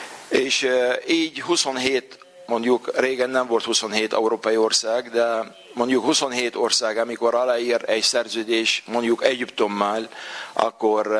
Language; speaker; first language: Hungarian; non-native, fluent; Arabic